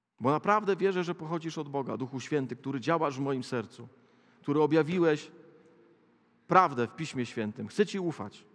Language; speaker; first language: Polish; native; Polish